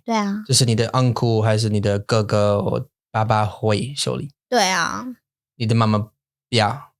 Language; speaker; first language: Chinese; non-native, learner; English